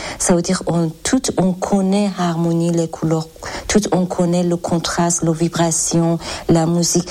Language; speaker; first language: French; non-native, learner; Persian